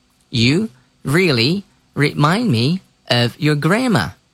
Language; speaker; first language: English; non-native, fluent; Chinese